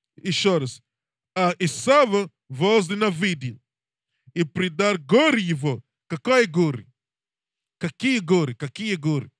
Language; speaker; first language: Russian; non-native, learner; English